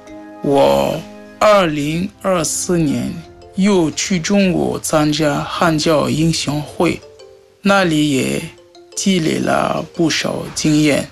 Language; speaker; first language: Chinese; non-native, fluent; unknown